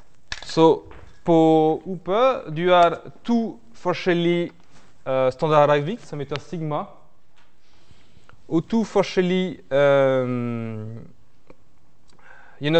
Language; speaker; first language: Norwegian; non-native, fluent; French